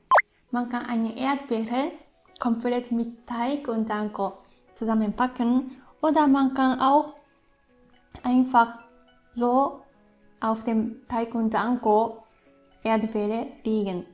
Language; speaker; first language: German; non-native, fluent; Japanese